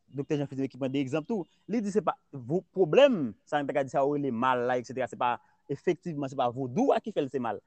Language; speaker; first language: Haitian Creole; native; Haitian Creole